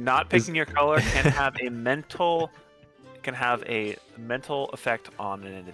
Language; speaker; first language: English; native; English